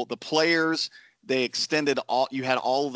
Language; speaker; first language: English; native; English